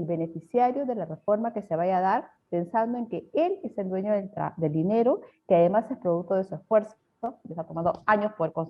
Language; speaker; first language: Spanish; native; Spanish